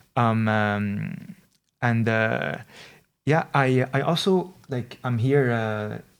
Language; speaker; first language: English; non-native, fluent; Arabic